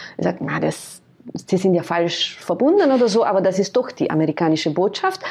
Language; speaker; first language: German; non-native, fluent; Hungarian